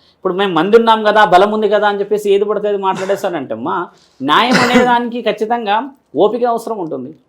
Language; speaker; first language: Telugu; native; Telugu